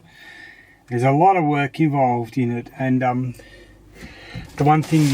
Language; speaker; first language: English; native; English